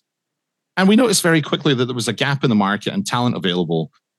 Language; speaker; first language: English; native; English